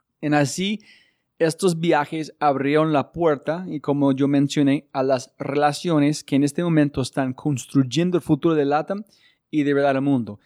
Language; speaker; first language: Spanish; non-native, fluent; English